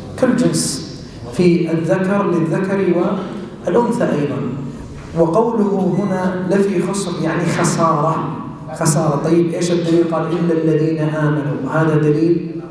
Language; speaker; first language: Arabic; native; Arabic